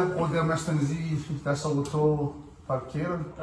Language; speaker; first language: German; non-native, learner; Malagasy